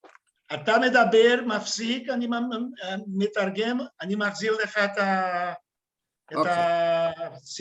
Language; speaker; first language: Hebrew; non-native, fluent; Portuguese